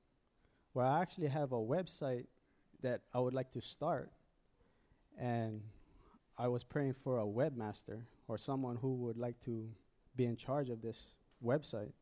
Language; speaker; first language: English; native; English